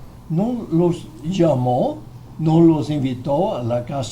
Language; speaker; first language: Spanish; non-native, fluent; English